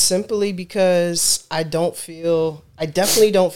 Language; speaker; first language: English; native; English